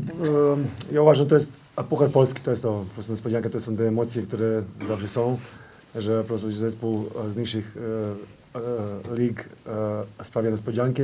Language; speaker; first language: Polish; non-native, fluent; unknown